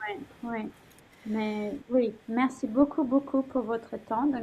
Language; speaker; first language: French; non-native, fluent; English